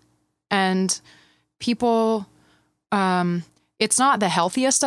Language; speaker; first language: English; native; English